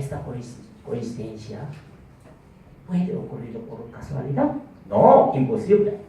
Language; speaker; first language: Spanish; non-native, fluent; Korean